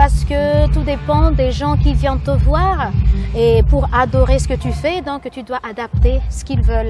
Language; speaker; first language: French; non-native, local second language; Malagasy